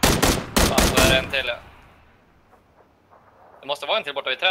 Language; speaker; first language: Swedish; native; Swedish